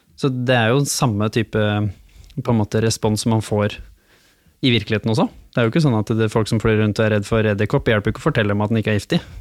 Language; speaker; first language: Norwegian; native; Norwegian